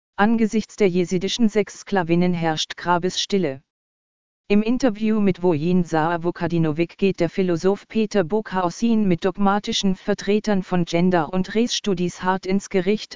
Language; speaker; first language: German; native; German